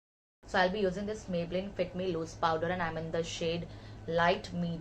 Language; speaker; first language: English; non-native, local second language; Hindi